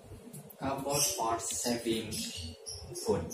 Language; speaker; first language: English; non-native, learner; Indonesian